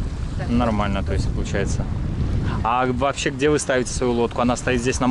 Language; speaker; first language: Russian; native; Russian